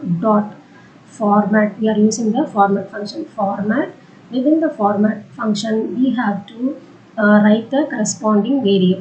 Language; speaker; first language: English; non-native, local second language; Tamil